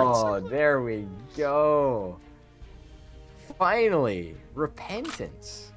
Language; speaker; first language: English; native; English